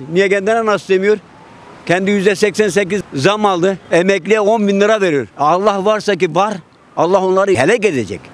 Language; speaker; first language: Turkish; native; Turkish